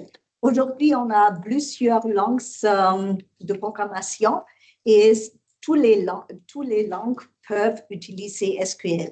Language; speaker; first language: French; non-native, learner; German